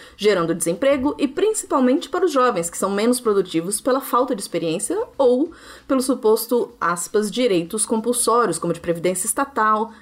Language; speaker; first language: Portuguese; native; Portuguese